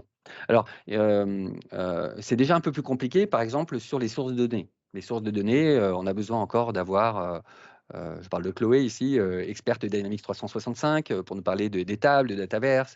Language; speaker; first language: French; native; French